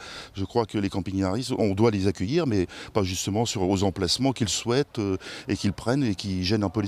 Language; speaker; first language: French; native; French